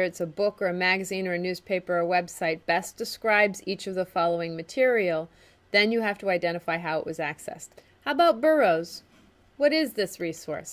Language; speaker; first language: English; native; English